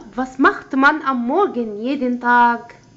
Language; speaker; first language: German; non-native, fluent; Arabic